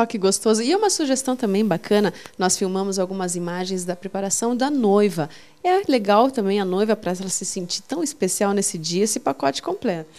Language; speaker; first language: Portuguese; native; Portuguese